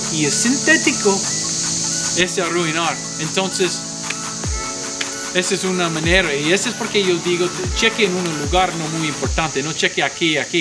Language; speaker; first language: Spanish; non-native, learner; English